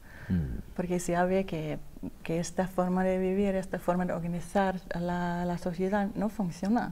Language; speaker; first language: Spanish; non-native, learner; Danish